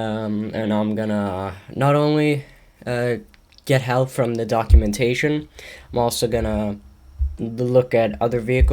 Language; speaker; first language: English; native; English